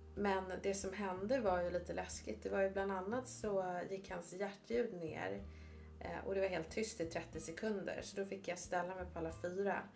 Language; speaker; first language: Swedish; native; Swedish